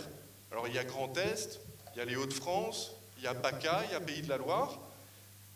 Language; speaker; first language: French; native; French